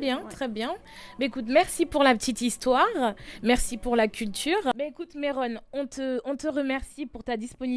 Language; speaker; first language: French; native; French